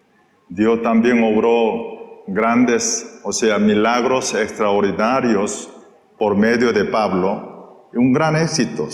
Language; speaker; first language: Spanish; non-native, fluent; Korean